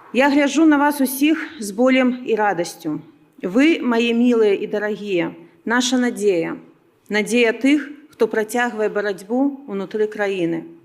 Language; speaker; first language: Belarusian; non-native, local second language; Russian